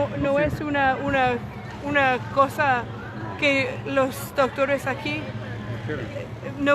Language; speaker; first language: Spanish; non-native, learner; English